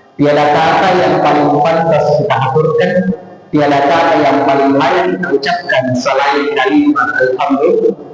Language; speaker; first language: Indonesian; native; Indonesian